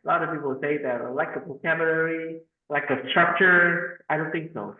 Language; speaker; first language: English; non-native, fluent; Vietnamese